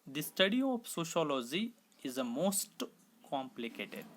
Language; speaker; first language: English; non-native, local second language; Kannada